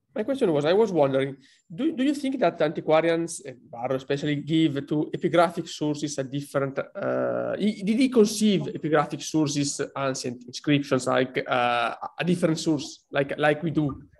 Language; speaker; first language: English; non-native, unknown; Italian